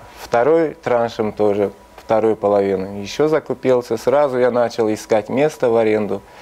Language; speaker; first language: Russian; non-native, local second language; Tajik